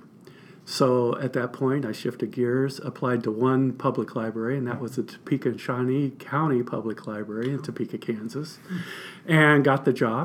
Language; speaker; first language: English; native; English